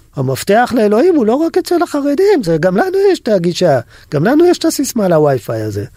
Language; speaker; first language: Hebrew; native; Hebrew